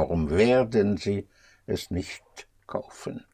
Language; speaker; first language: German; non-native, fluent; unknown